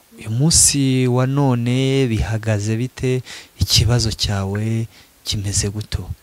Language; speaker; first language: Kinyarwanda; native; Kinyarwanda